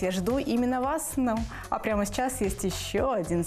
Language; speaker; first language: Russian; native; Russian